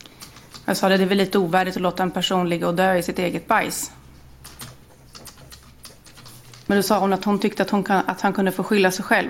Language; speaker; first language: Swedish; native; Swedish